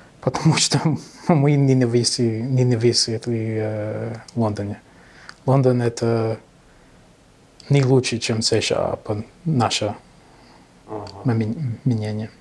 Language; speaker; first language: Russian; non-native, learner; English